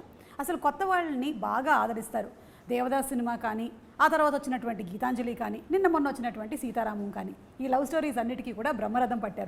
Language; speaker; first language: Telugu; native; Telugu